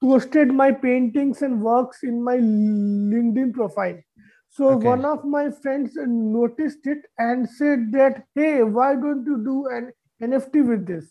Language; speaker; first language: English; non-native, local second language; Bangla